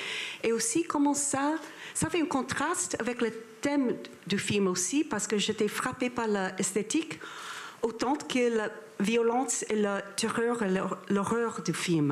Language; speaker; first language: French; non-native, fluent; English